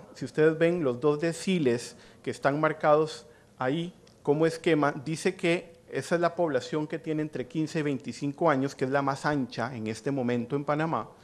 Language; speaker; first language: Spanish; native; Spanish